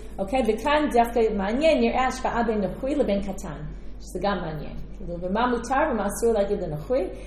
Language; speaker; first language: Hebrew; non-native, fluent; English